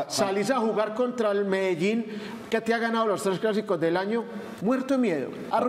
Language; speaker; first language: Spanish; native; Spanish